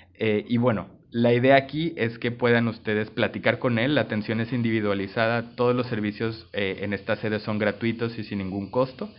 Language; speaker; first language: Spanish; native; Spanish